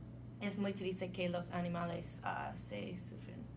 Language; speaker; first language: Spanish; non-native, learner; English